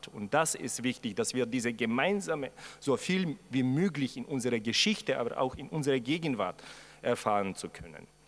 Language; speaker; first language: German; non-native, fluent; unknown